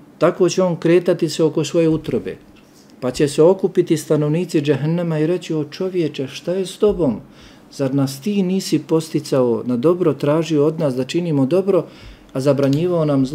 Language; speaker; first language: Serbian; native; Serbian